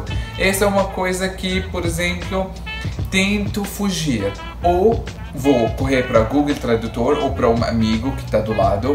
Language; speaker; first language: Portuguese; non-native, fluent; Arabic